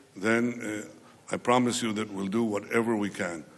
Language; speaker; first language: English; non-native, fluent; Hebrew